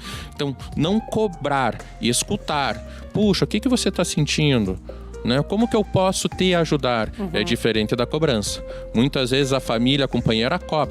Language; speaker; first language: Portuguese; native; Portuguese